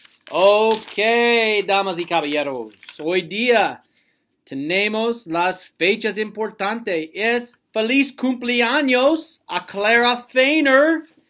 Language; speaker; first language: Spanish; non-native, learner; English